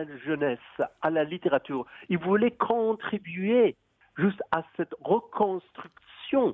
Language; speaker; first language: French; non-native, fluent; Persian